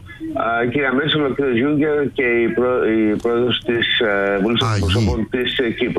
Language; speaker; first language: Greek; native; Greek